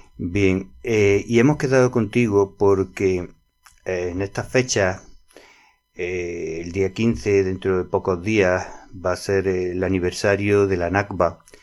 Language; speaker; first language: Spanish; native; Spanish